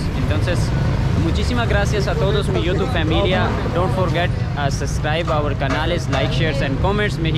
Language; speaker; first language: Spanish; non-native, learner; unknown